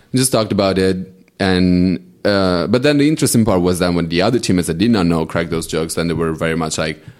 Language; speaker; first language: English; non-native, fluent; Italian